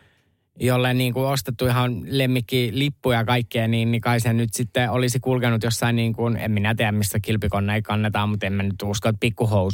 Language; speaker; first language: Finnish; native; Finnish